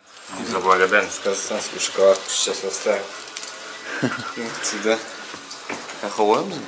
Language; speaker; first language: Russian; non-native, local second language; Kazakh